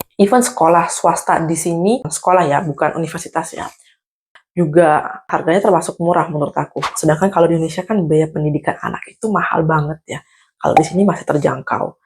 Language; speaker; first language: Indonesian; native; Indonesian